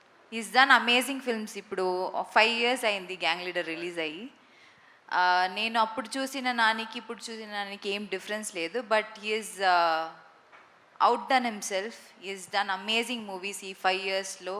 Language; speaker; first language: Telugu; non-native, fluent; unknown